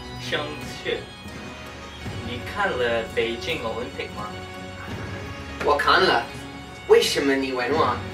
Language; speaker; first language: Chinese; non-native, learner; English